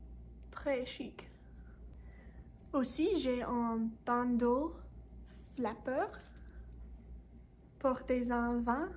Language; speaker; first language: French; non-native, learner; English